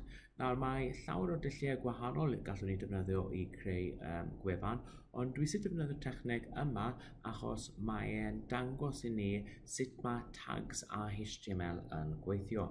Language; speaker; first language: Welsh; non-native, local second language; English